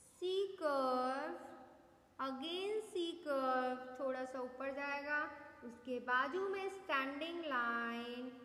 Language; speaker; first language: Hindi; native; Hindi